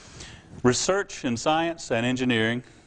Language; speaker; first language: English; native; English